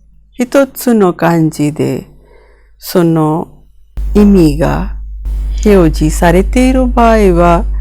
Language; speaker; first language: Japanese; non-native, fluent; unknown